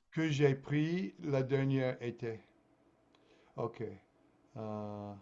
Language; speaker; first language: French; non-native, fluent; English